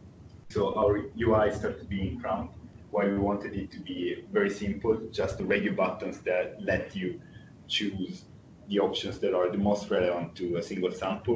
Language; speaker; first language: English; non-native, fluent; Italian